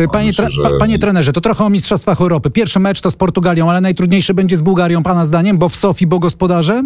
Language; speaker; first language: Polish; native; Polish